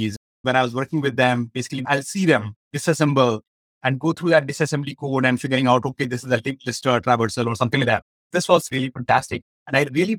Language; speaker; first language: English; non-native, local second language; Hindi